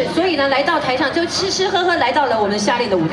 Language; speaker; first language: Chinese; native; Chinese